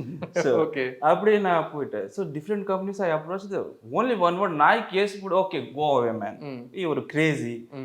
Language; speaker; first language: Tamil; non-native, learner; Telugu